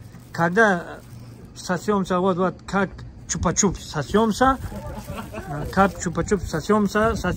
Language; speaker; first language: Russian; non-native, learner; Tajik